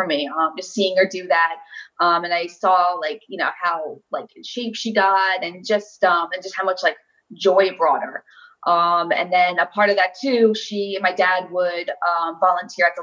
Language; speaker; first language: English; native; English